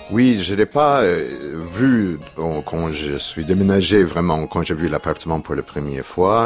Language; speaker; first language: French; non-native, fluent; English